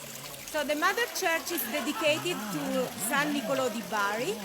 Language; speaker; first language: English; non-native, fluent; Italian